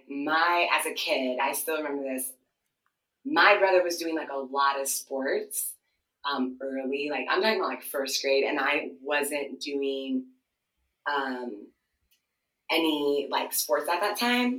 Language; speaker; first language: English; early bilingual, other home language; Akan